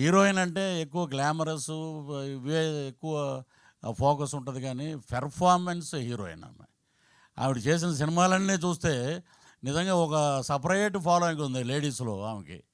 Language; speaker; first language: Telugu; native; Telugu